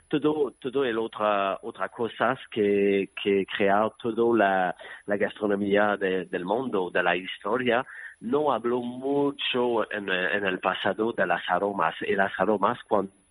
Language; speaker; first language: Spanish; non-native, learner; French